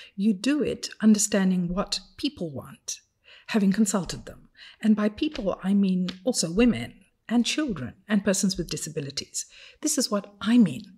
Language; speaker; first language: English; non-native, fluent; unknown